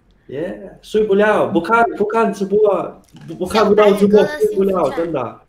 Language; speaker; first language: Chinese; non-native, learner; Russian